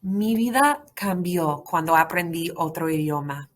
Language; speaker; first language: Spanish; non-native, fluent; English